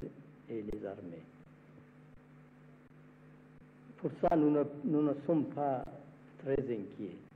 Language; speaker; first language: French; non-native, fluent; Amharic